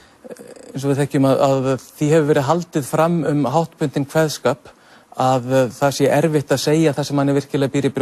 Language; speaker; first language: Icelandic; native; Icelandic